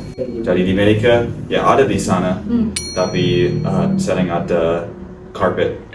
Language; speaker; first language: Indonesian; non-native, learner; English